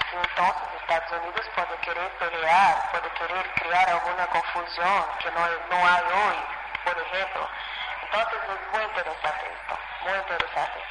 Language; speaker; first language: Spanish; non-native, fluent; Portuguese